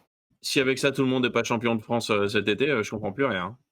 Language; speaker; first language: French; native; French